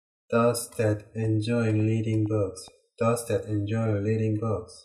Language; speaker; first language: English; non-native, learner; Korean